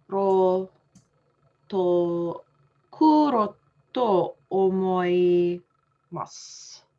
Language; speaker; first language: Japanese; non-native, learner; English